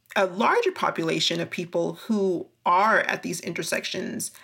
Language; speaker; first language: English; native; English